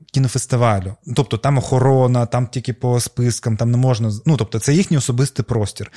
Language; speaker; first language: Ukrainian; non-native, local second language; Russian